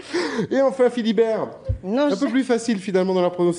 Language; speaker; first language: French; native; French